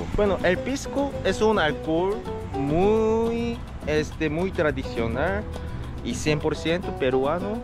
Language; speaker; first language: Spanish; non-native, fluent; Korean